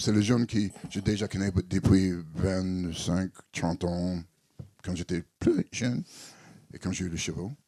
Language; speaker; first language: French; non-native, learner; English